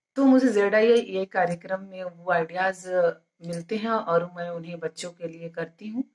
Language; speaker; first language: Hindi; native; Hindi